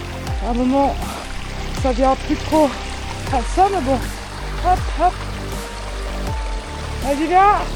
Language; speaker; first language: French; native; French